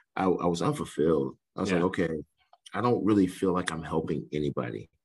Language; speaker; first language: English; native; English